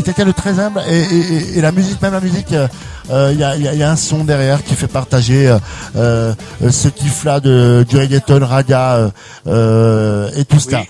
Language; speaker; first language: French; native; French